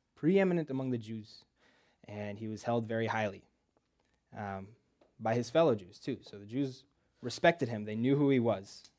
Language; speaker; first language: English; early bilingual, other home language; Russian